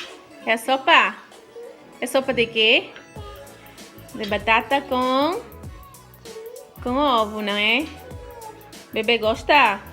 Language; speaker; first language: Portuguese; non-native, local second language; Tetum